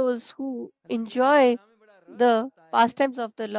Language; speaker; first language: English; non-native, local second language; Hindi